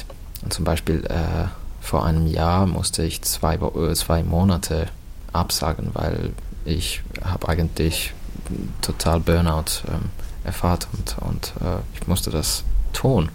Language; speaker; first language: German; non-native, fluent; Finnish